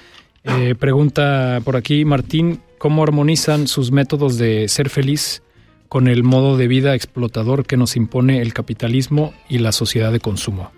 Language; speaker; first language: Spanish; native; Spanish